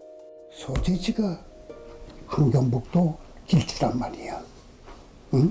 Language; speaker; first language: Korean; native; Korean